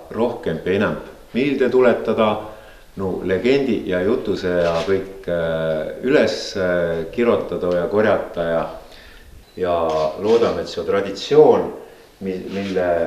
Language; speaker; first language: Estonian; native; Estonian